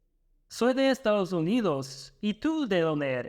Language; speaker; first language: Spanish; non-native, fluent; English